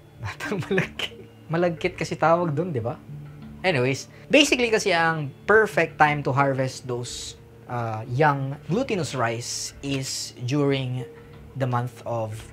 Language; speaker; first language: Filipino; non-native, local second language; Pangasinan